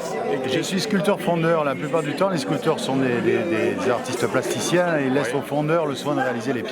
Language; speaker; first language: French; native; French